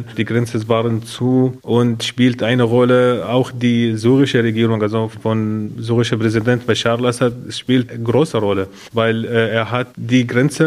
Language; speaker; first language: German; non-native, learner; Arabic